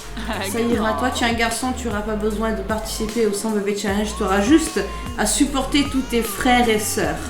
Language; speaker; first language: French; native; French